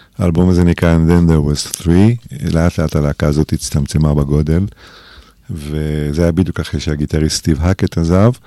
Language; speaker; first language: Hebrew; early bilingual, other home language; English